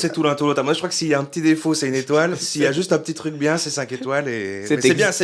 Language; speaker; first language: French; native; French